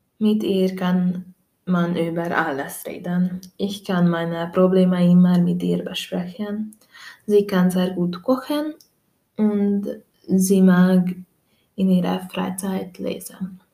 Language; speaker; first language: German; non-native, learner; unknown